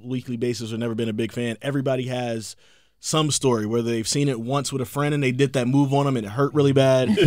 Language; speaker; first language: English; native; English